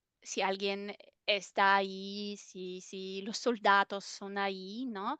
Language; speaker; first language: Spanish; non-native, fluent; German